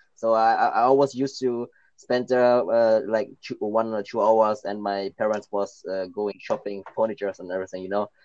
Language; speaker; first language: English; early bilingual, other home language; Thai